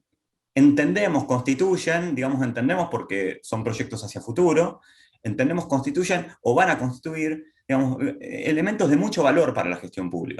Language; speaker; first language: Spanish; native; Spanish